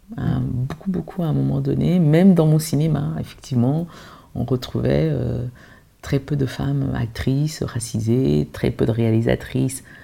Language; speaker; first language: French; early bilingual, other home language; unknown